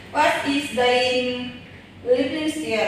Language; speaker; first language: German; non-native, learner; Indonesian